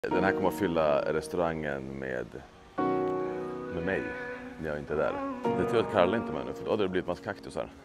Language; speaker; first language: Swedish; native; Swedish